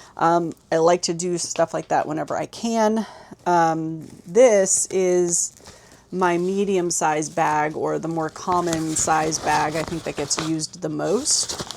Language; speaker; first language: English; native; English